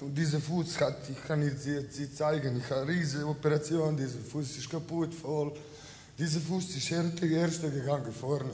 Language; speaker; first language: German; non-native, learner; Croatian